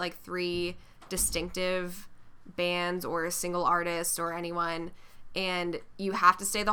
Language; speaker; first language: English; native; English